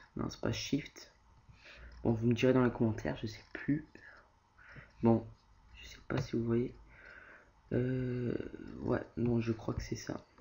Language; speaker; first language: French; native; French